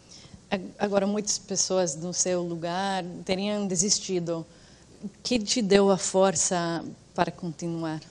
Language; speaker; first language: Portuguese; non-native, fluent; English